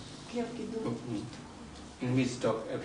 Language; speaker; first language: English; non-native, learner; Tibetan